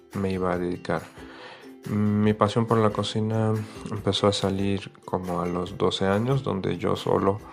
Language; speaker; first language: Spanish; non-native, fluent; Arabic